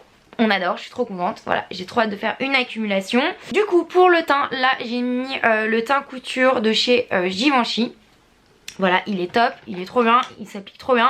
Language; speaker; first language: French; native; French